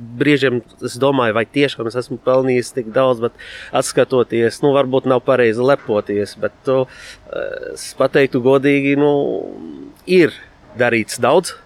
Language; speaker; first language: Latvian; non-native, fluent; Arabic